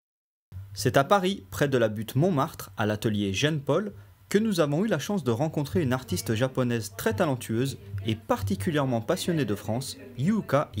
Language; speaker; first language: French; native; French